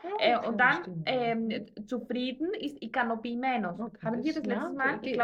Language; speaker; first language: German; non-native, fluent; Greek